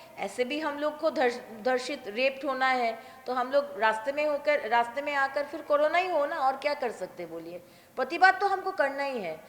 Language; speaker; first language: Hindi; non-native, local second language; Bangla